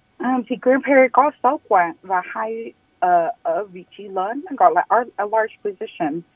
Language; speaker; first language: Vietnamese; early bilingual, heritage; Vietnamese